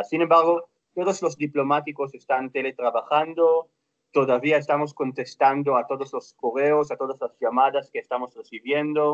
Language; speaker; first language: Spanish; non-native, fluent; Hebrew